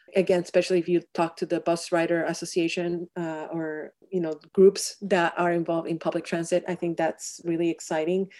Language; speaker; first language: English; non-native, fluent; Spanish